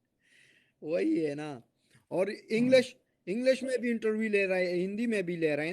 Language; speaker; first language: Hindi; non-native, local second language; Pashto